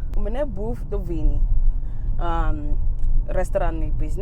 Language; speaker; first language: Ukrainian; non-native, learner; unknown